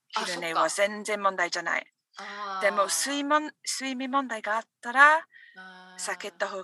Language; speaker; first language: Japanese; non-native, learner; English